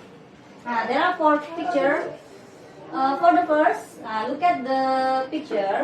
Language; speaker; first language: English; non-native, fluent; Indonesian